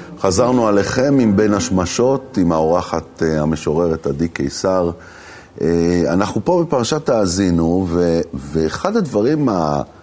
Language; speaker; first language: Hebrew; native; Hebrew